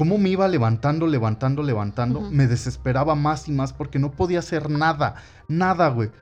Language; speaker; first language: Spanish; native; Spanish